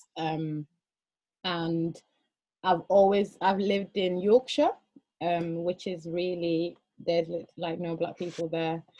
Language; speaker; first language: English; early bilingual, other home language; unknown